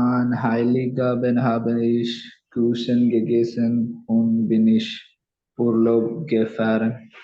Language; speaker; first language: German; non-native, learner; Malayalam